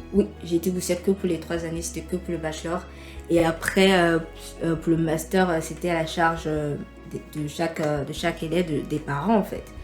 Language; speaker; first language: French; native; French